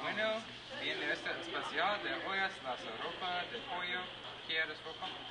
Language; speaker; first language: Spanish; non-native, learner; English